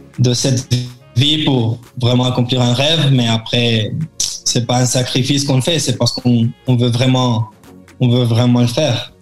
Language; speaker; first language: French; early bilingual, heritage; French